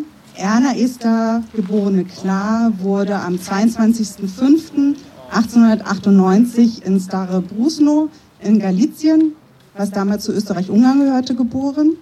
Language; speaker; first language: German; native; German